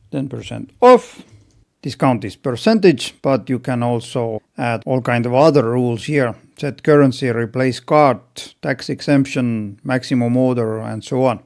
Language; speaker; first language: English; non-native, fluent; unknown